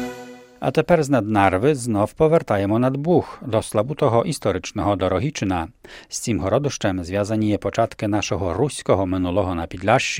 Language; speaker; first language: Ukrainian; native; Ukrainian